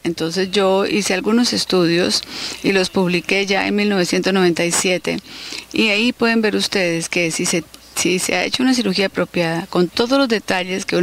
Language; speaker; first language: Spanish; native; Spanish